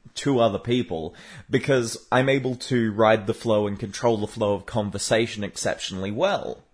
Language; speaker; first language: English; native; English